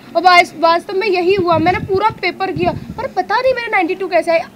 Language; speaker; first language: Hindi; native; Hindi